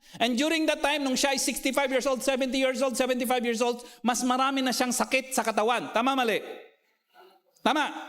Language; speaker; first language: Filipino; non-native, local second language; Cebuano